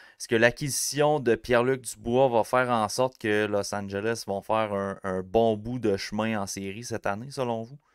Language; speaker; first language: French; native; French